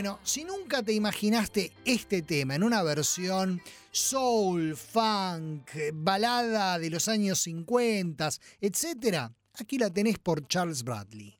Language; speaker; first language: Spanish; native; Spanish